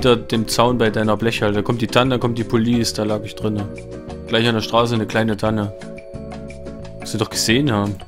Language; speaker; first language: German; native; German